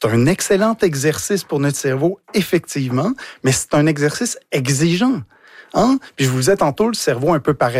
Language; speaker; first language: French; native; French